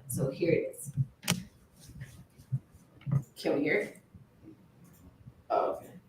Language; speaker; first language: English; native; English